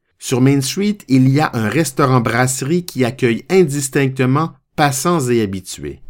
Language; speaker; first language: French; native; French